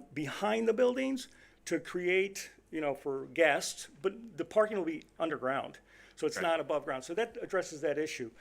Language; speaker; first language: English; native; English